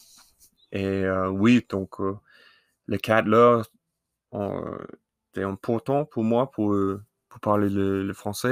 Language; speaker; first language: French; non-native, learner; English